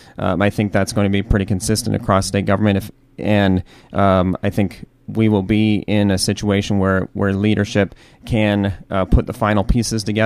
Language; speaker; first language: English; native; English